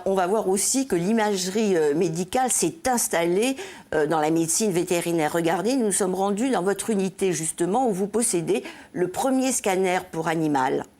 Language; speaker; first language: French; native; French